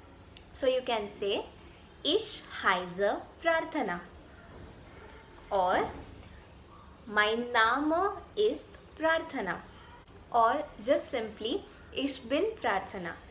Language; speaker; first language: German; non-native, fluent; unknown